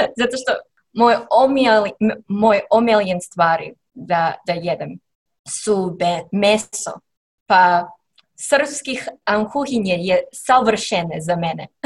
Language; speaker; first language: Serbian; non-native, learner; English